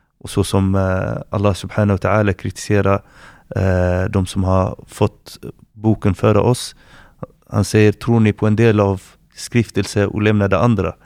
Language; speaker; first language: Swedish; non-native, fluent; Arabic